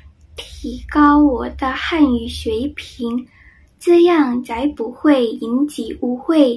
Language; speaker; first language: Chinese; non-native, fluent; Indonesian